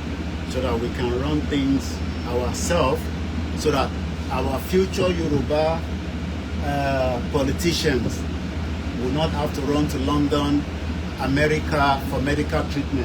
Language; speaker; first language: English; non-native, local second language; Yoruba